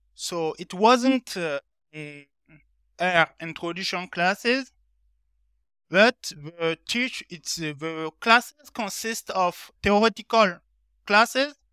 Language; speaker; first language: English; non-native, learner; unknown